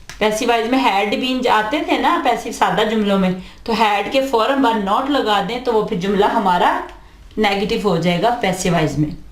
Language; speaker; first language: Urdu; native; Urdu